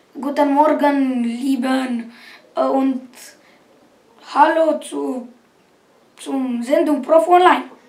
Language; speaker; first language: German; non-native, learner; Romanian